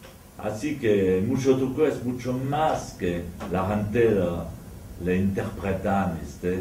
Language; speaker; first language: Spanish; non-native, fluent; French